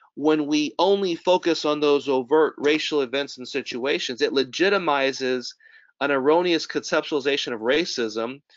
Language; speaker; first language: English; native; English